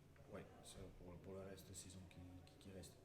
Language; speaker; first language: French; non-native, fluent; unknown